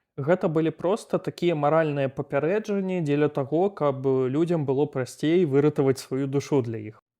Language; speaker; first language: Belarusian; native; Belarusian